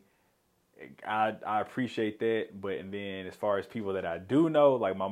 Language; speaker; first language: English; native; English